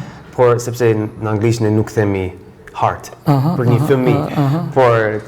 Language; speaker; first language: Albanian; non-native, fluent; English